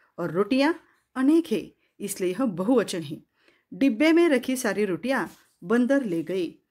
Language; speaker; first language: Hindi; non-native, local second language; Marathi